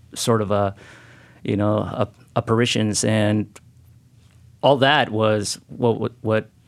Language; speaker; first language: English; non-native, fluent; Spanish